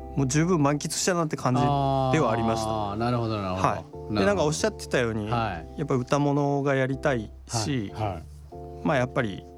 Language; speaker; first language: Japanese; native; Japanese